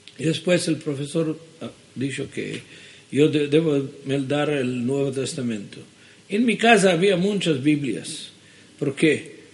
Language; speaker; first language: Spanish; early bilingual, heritage; Spanish